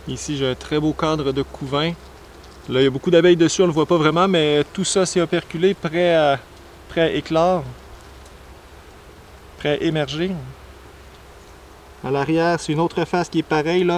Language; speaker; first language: French; native; French